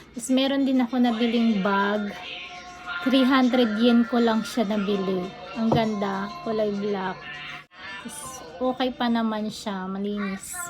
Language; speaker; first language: Filipino; native; Filipino